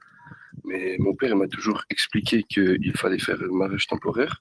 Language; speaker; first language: French; native; French